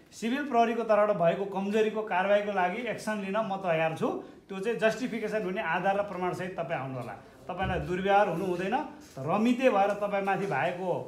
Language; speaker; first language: Nepali; native; Nepali